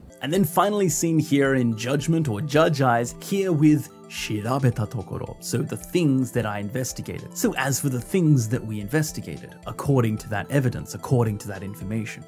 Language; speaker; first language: English; native; English